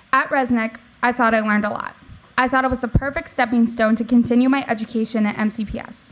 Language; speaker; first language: English; native; English